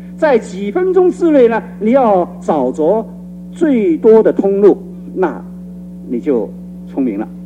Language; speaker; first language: Chinese; non-native, local second language; Cantonese